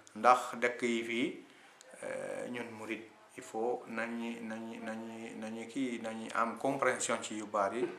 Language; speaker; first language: Wolof; non-native, fluent; Italian